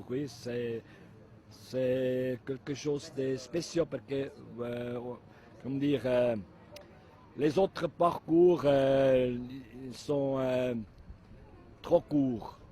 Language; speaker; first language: French; non-native, learner; Italian